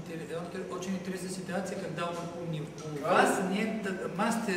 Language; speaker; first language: Russian; non-native, learner; Bulgarian